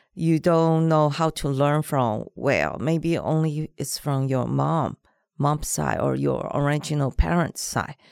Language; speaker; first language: English; non-native, learner; Chinese